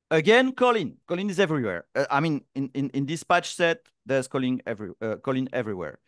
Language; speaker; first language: English; non-native, fluent; French